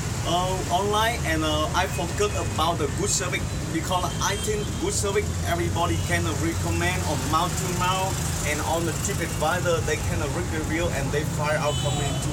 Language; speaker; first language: English; non-native, learner; Vietnamese